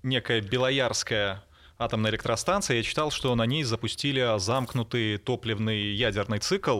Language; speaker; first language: Russian; native; Russian